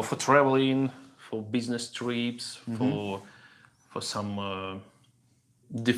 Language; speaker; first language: English; non-native, learner; Russian